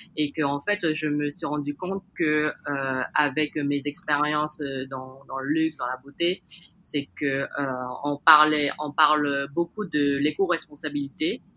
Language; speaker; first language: French; native; French